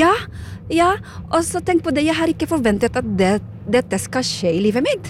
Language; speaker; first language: Norwegian; non-native, fluent; Filipino